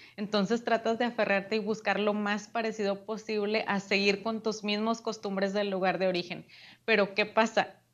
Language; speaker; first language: Spanish; native; Spanish